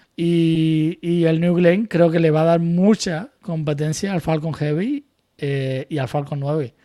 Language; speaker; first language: Spanish; native; Spanish